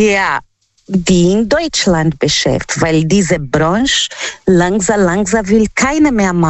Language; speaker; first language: German; non-native, fluent; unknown